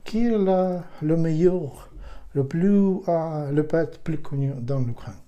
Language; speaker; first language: French; non-native, learner; Ukrainian